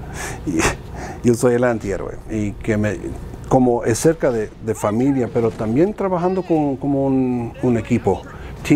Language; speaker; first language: Spanish; early bilingual, heritage; Spanish